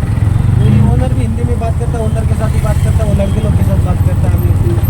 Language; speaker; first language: Hindi; non-native, learner; Nepali